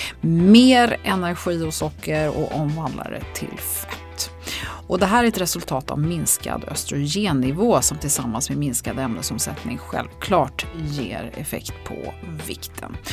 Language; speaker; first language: Swedish; native; Swedish